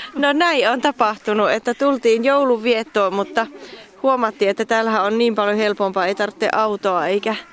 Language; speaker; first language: Finnish; native; Finnish